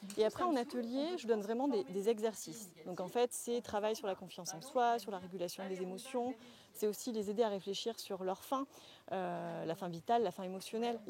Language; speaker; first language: French; native; French